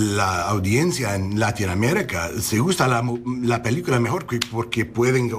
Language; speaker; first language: Spanish; non-native, learner; English